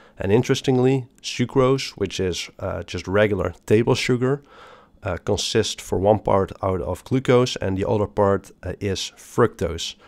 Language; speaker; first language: English; non-native, fluent; Dutch